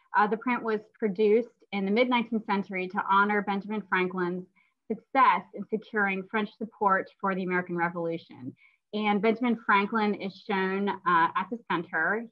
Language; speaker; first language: English; native; English